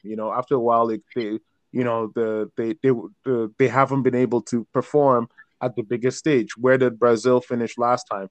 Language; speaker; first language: English; non-native, local second language; Yoruba